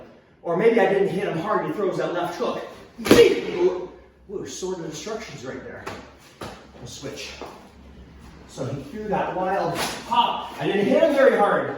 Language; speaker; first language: English; native; English